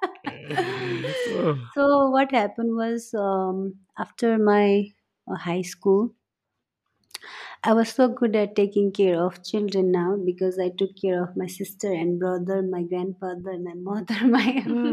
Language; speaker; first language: English; non-native, local second language; Nepali